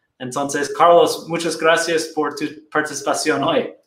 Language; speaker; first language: Spanish; non-native, fluent; Portuguese